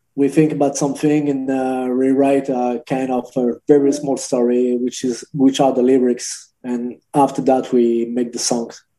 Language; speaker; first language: English; non-native, learner; French